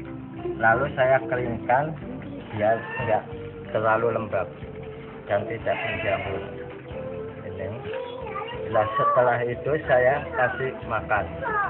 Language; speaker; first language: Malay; non-native, local second language; Javanese